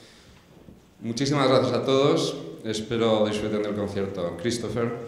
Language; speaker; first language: Spanish; native; Spanish